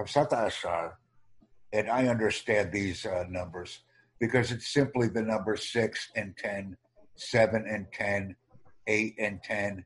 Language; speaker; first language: English; non-native, fluent; Romanian